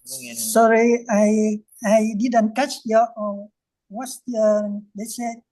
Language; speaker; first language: English; non-native, learner; Vietnamese